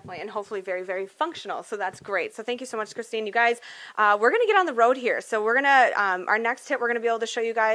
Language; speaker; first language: English; native; English